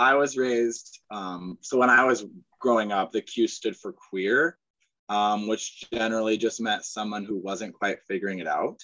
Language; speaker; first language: English; native; English